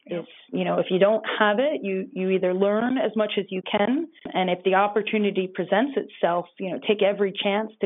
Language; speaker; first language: English; native; English